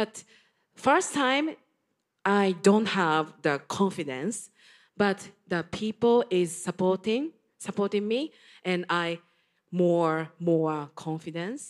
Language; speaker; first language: English; non-native, learner; Japanese